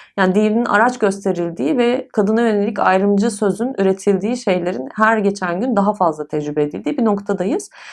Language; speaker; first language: Turkish; native; Turkish